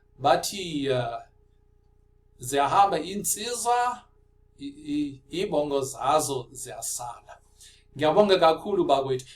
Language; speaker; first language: Zulu; non-native, local second language; Afrikaans